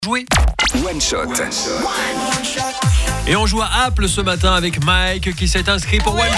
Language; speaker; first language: French; native; French